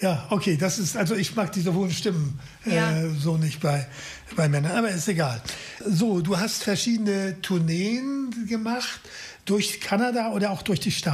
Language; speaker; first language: German; native; German